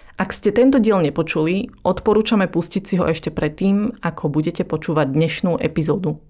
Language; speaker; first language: Slovak; early bilingual, other home language; Vietnamese